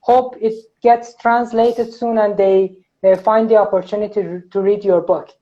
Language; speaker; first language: English; non-native, fluent; Persian